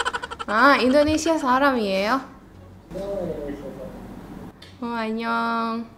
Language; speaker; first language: Korean; non-native, learner; Indonesian